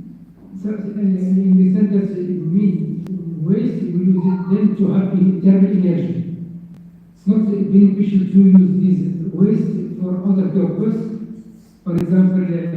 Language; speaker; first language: English; non-native, fluent; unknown